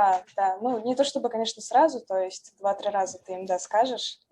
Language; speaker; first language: Russian; native; Russian